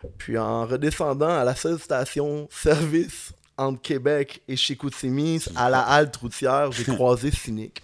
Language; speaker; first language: French; native; French